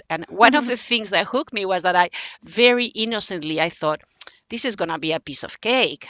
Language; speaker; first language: English; non-native, fluent; Spanish